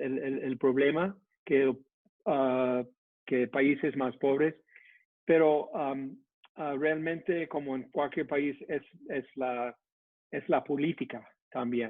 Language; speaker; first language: Spanish; non-native, fluent; English